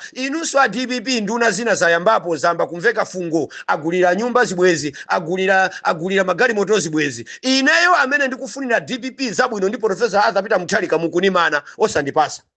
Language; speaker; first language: Nyanja; native; Nyanja